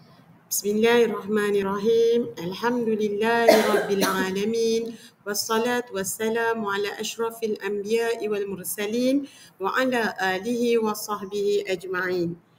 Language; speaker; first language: Arabic; non-native, learner; Malay